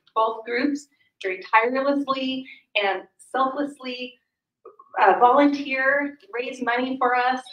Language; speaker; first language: English; native; English